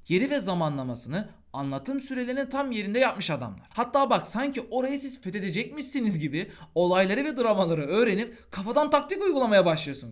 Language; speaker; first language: Turkish; native; Turkish